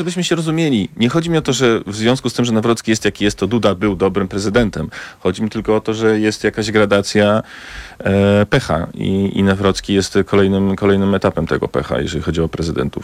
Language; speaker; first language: Polish; native; Polish